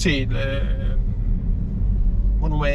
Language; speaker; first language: Italian; native; Italian